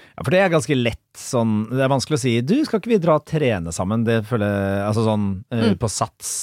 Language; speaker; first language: Norwegian; early bilingual, other home language; Persian